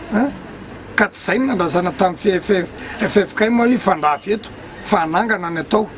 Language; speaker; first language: Malagasy; native; Malagasy